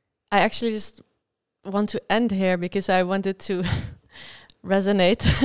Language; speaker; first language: English; non-native, fluent; Dutch